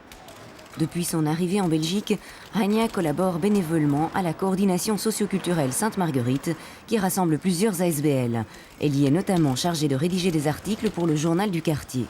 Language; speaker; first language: French; native; French